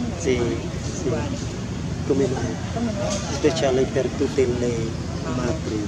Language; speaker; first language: Italian; non-native, learner; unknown